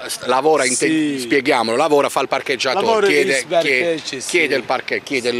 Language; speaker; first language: Italian; native; Italian